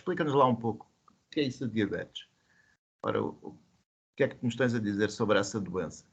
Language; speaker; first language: Portuguese; native; Portuguese